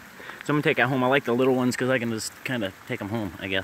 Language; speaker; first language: English; native; English